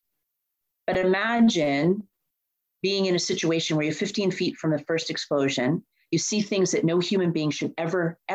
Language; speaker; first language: English; native; English